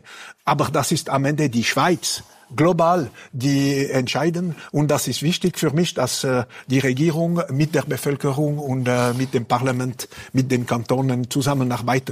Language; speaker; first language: German; non-native, local second language; French